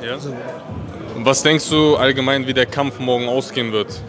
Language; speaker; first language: German; native; German